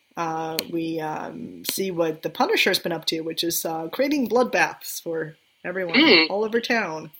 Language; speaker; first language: English; non-native, fluent; Swedish